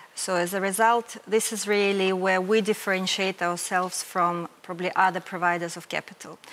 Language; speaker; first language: English; non-native, fluent; Ukrainian